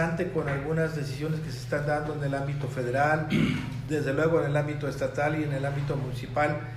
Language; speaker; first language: Spanish; native; Spanish